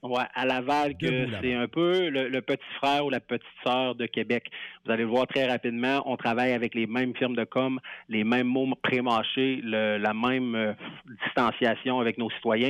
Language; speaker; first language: French; native; French